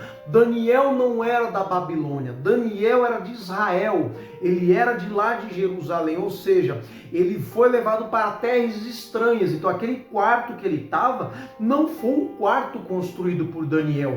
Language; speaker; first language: Portuguese; native; Portuguese